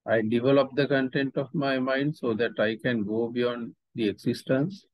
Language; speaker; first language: English; non-native, local second language; Sinhala